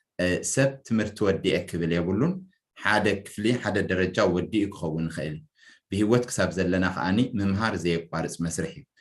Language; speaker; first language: Tigrinya; native; Tigrinya